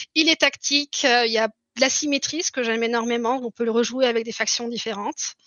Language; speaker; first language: French; early bilingual, heritage; German